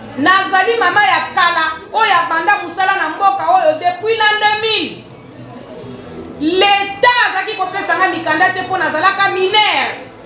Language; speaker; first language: Lingala; native; Lingala